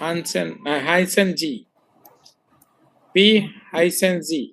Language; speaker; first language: German; non-native, learner; Bangla